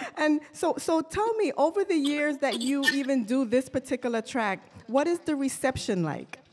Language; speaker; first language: English; native; English